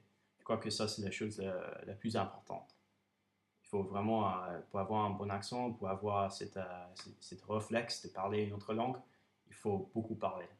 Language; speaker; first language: French; non-native, fluent; English